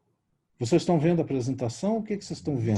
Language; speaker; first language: Portuguese; native; Portuguese